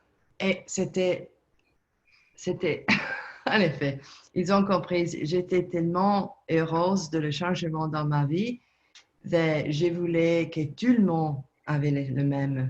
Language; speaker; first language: French; non-native, learner; Italian